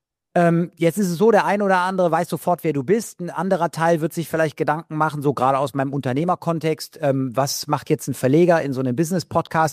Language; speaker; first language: German; native; German